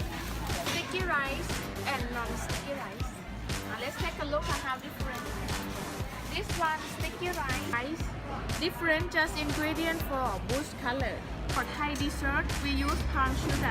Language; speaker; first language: English; non-native, learner; Thai